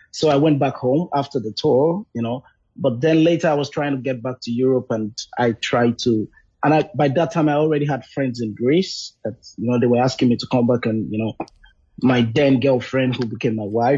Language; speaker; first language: English; non-native, local second language; Yoruba